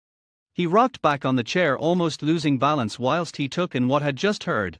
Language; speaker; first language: English; native; English